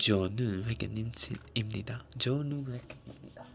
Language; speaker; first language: Korean; non-native, learner; English